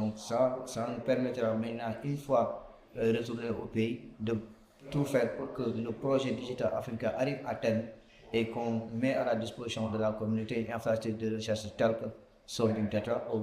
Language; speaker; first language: French; non-native, local second language; Wolof